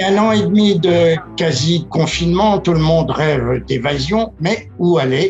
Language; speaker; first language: French; native; French